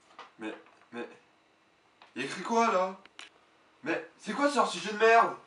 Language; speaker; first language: French; native; French